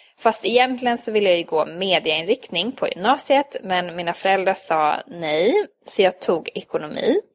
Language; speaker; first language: Swedish; early bilingual, other home language; Hungarian